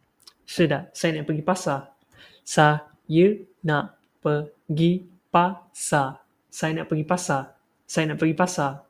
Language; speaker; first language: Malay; non-native, local second language; Chinese